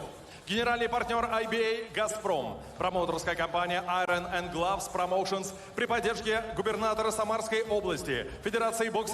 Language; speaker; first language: Russian; native; Russian